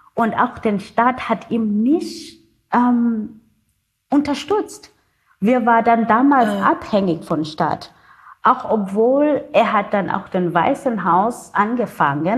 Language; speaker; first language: German; non-native, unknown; Zulu